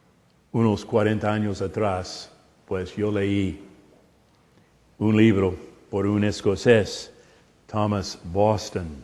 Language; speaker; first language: Spanish; non-native, fluent; English